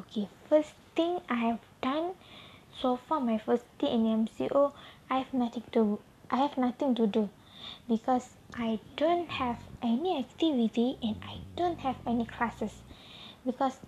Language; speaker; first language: English; non-native, local second language; Malay